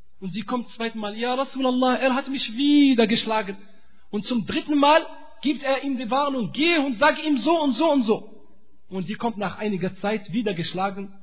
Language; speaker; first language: German; non-native, fluent; Arabic